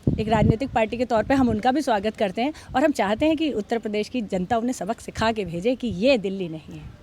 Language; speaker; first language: Hindi; native; Hindi